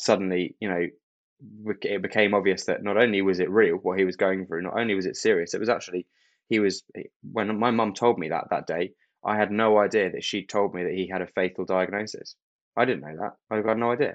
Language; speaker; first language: English; native; English